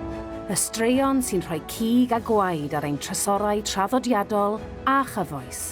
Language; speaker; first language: Welsh; native; Welsh